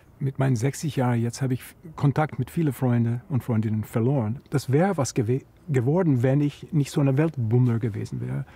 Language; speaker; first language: German; non-native, fluent; Croatian